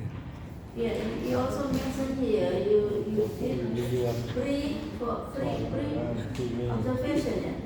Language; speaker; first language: English; non-native, fluent; Indonesian